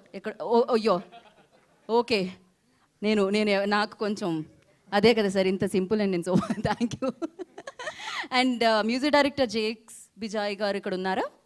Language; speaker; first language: Telugu; native; Telugu